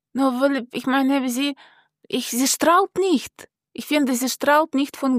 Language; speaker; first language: German; non-native, fluent; Russian